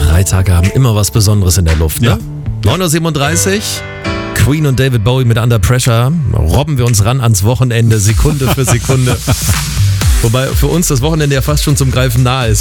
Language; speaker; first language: German; native; German